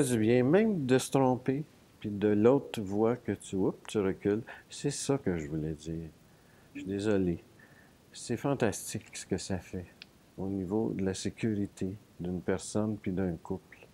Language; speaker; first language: French; native; French